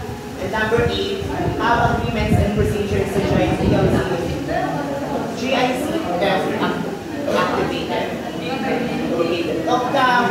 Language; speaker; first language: English; non-native, local second language; Filipino